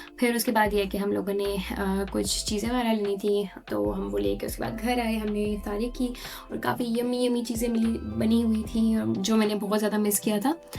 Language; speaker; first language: Urdu; native; Urdu